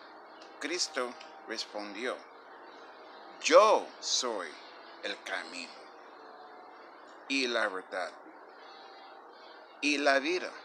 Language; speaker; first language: Spanish; non-native, fluent; English